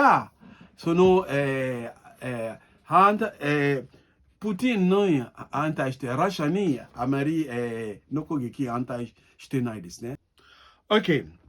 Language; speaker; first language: Japanese; non-native, learner; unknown